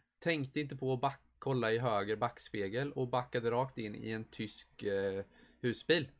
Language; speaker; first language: Swedish; native; Swedish